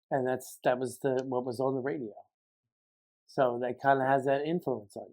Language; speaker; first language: English; native; English